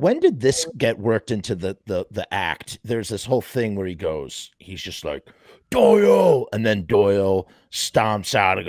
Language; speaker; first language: English; native; English